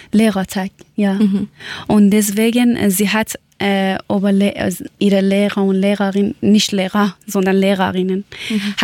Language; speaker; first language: German; non-native, learner; Persian